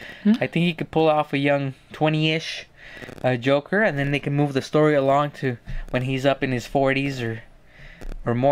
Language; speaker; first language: English; native; English